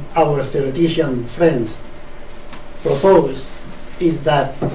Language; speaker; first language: English; non-native, fluent; Spanish